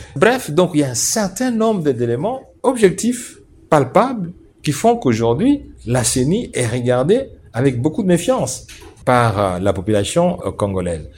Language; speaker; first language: French; non-native, local second language; Swahili